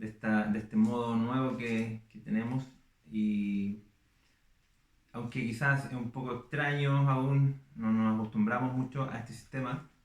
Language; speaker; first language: Spanish; native; Spanish